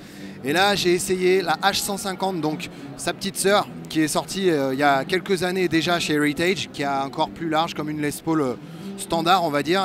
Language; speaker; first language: French; native; French